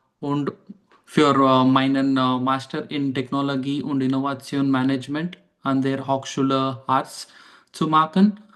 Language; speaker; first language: German; non-native, fluent; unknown